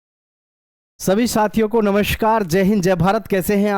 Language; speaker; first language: Hindi; native; Hindi